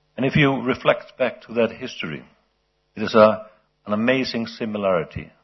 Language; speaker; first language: English; non-native, fluent; Icelandic